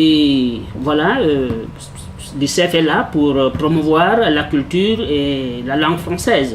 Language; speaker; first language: French; non-native, fluent; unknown